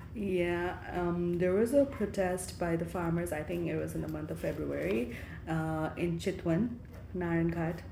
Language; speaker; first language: English; non-native, local second language; Nepali